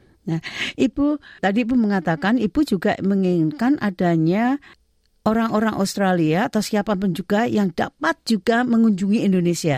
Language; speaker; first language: Indonesian; native; Indonesian